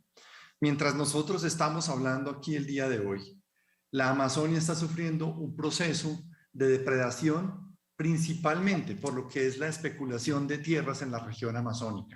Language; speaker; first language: Spanish; native; Spanish